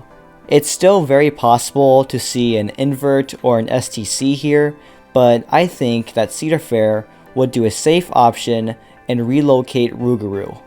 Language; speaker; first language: English; native; English